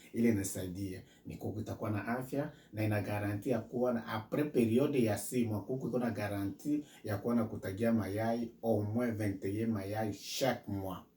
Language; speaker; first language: Swahili; native; Swahili